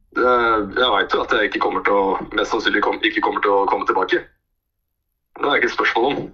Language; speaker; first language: Norwegian; native; Norwegian